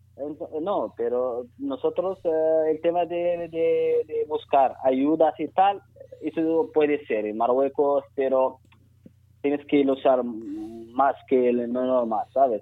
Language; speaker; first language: Spanish; non-native, learner; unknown